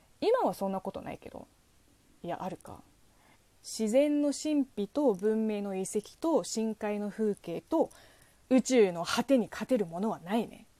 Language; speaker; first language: Japanese; non-native, fluent; Chinese